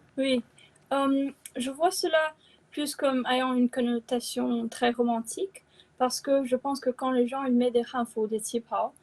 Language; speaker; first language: French; non-native, fluent; Chinese